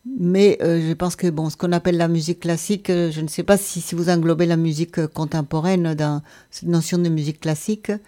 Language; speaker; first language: French; non-native, fluent; Spanish